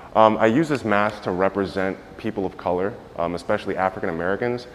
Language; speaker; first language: English; native; English